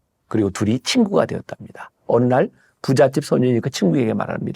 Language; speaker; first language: Korean; native; Korean